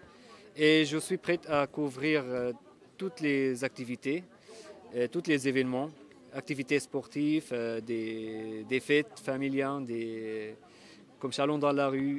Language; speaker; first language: French; non-native, fluent; Arabic